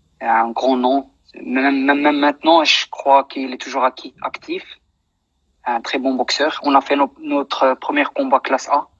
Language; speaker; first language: French; non-native, local second language; Dutch